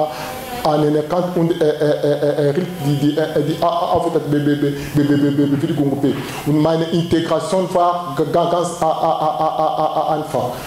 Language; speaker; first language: German; non-native, learner; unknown